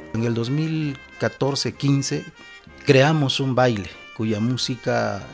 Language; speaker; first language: Spanish; native; Spanish